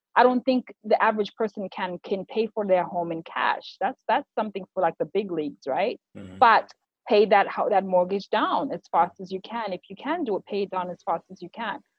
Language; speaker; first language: English; non-native, local second language; Shona